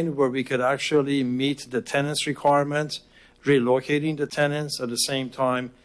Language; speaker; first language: English; non-native, fluent; Persian